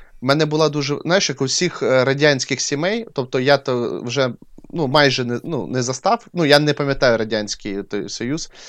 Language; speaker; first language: Ukrainian; non-native, local second language; Russian